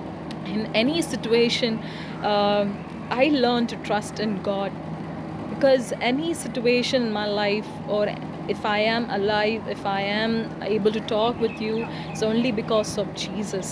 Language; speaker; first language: English; non-native, local second language; Tamil